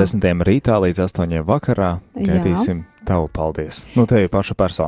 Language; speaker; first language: Latvian; native; Latvian